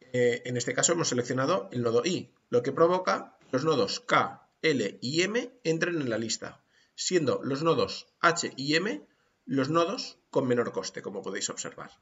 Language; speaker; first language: Spanish; native; Spanish